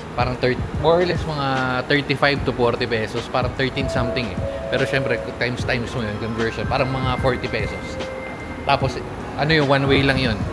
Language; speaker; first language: Filipino; native; Filipino